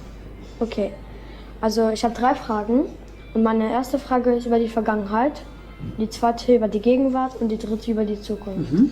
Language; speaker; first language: German; early bilingual, other home language; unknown